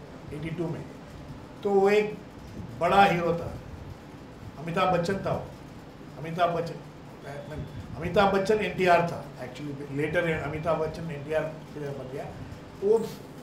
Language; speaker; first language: Hindi; non-native, local second language; Kannada